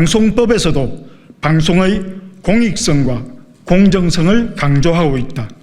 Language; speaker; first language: Korean; native; Korean